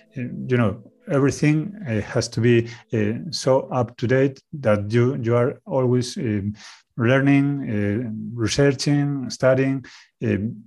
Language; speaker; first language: English; non-native, learner; Spanish